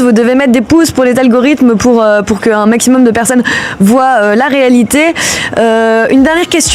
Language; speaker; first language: French; native; French